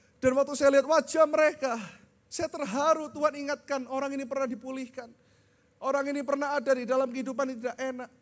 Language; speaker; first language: Indonesian; native; Indonesian